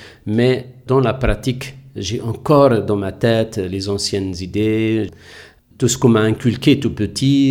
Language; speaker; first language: French; non-native, local second language; Arabic